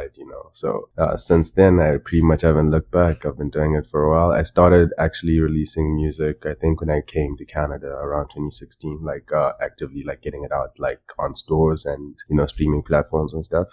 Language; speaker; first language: English; non-native, local second language; Shona